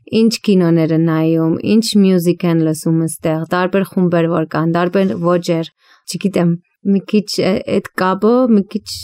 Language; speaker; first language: Armenian; early bilingual, heritage; Armenian